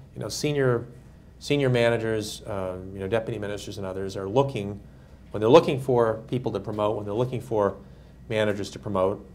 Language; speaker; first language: English; native; English